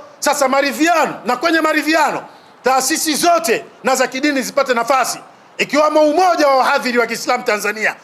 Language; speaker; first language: Swahili; native; Swahili